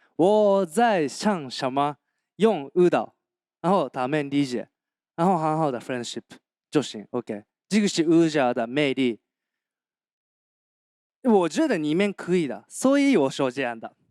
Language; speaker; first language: Chinese; non-native, learner; Japanese